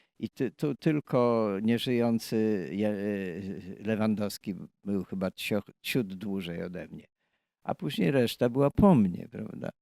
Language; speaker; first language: Polish; native; Polish